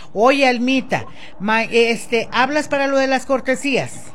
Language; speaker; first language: Spanish; native; Spanish